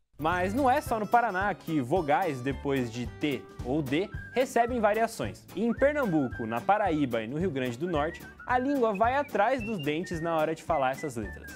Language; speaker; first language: Portuguese; native; Portuguese